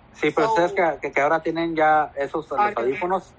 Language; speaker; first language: Spanish; native; Spanish